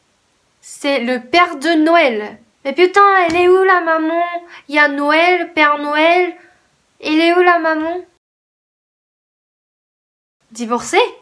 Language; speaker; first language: French; non-native, fluent; Japanese